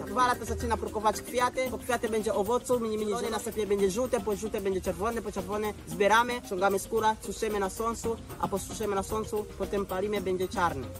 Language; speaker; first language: Polish; non-native, learner; Swahili